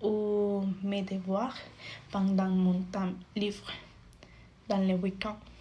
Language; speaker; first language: French; non-native, fluent; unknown